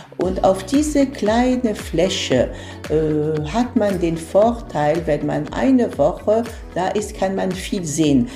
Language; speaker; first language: German; non-native, fluent; Arabic